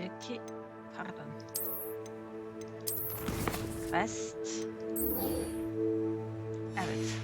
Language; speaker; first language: Turkish; non-native, learner; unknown